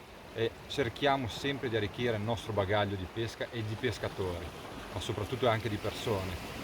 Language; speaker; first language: Italian; native; Italian